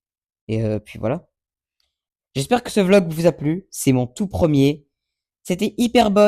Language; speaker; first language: French; native; French